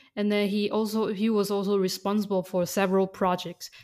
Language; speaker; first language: English; non-native, fluent; Chinese